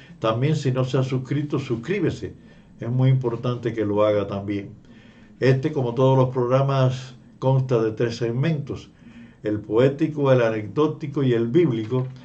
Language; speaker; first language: Spanish; native; Spanish